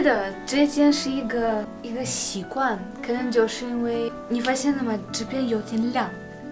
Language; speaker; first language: Chinese; non-native, fluent; Russian